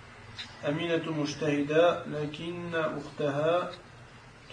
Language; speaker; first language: Arabic; non-native, learner; French